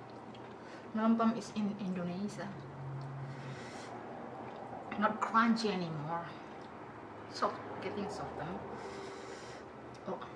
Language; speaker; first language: English; non-native, learner; Indonesian